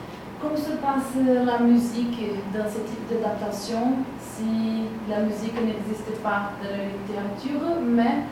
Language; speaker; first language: French; non-native, fluent; Portuguese